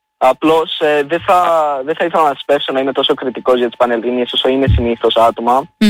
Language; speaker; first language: Greek; early bilingual, other home language; Albanian